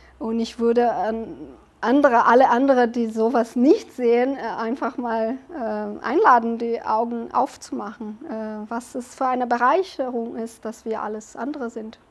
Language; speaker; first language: German; non-native, fluent; Portuguese